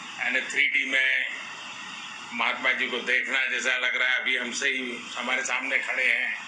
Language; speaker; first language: Hindi; non-native, local second language; Gujarati